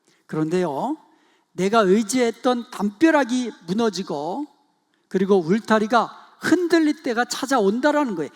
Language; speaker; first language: Korean; native; Korean